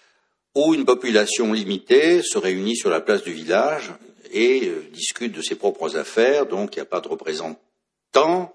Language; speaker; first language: French; native; French